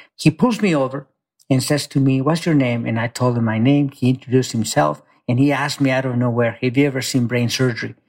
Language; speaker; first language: English; early bilingual, other home language; Spanish